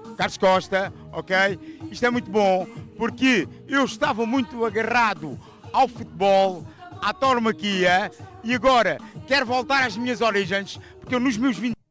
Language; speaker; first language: Portuguese; early bilingual, other home language; Kabuverdianu